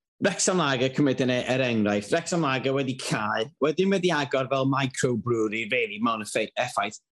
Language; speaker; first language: Welsh; native; Welsh